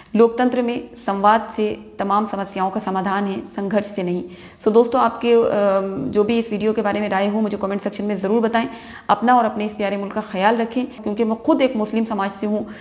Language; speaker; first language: Hindi; native; Hindi